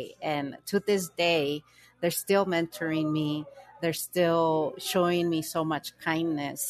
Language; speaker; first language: English; early bilingual, other home language; Spanish